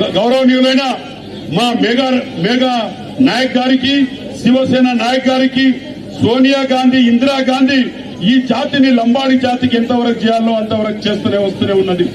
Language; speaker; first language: Telugu; non-native, local second language; Lambadi